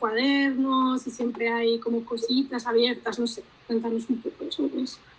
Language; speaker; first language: Spanish; native; Spanish